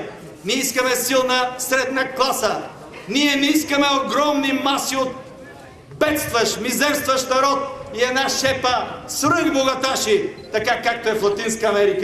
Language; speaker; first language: Bulgarian; native; Bulgarian